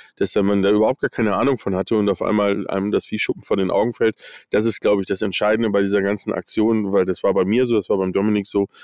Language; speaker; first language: German; early bilingual, other home language; English